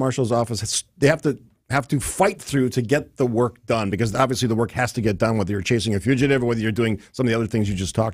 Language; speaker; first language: English; native; English